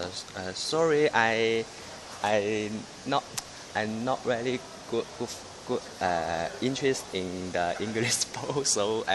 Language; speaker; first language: English; non-native, learner; Chinese